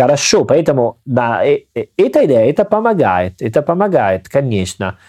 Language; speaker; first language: Russian; non-native, learner; Italian